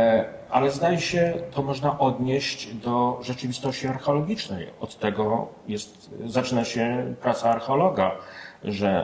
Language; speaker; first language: Polish; native; Polish